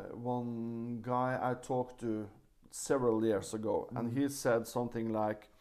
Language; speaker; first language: English; non-native, fluent; Norwegian